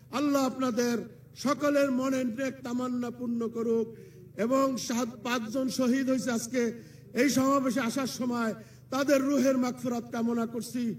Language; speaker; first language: Bangla; native; Bangla